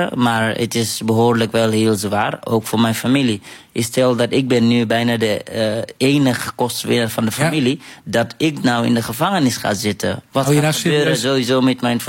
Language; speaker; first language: Dutch; non-native, fluent; Arabic